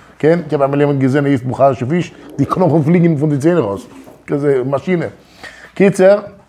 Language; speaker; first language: German; early bilingual, other home language; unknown